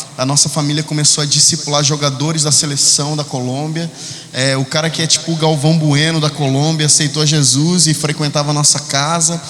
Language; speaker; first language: Portuguese; early bilingual, heritage; Spanish